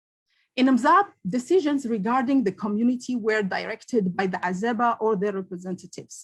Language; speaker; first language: English; non-native, local second language; Arabic